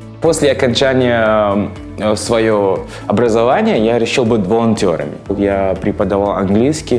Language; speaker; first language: Russian; non-native, fluent; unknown